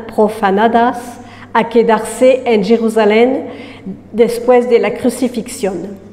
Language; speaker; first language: Spanish; non-native, fluent; French